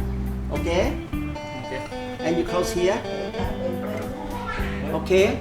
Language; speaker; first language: English; non-native, learner; Khmer